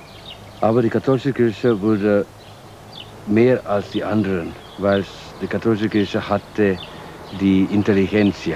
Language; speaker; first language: German; non-native, learner; Albanian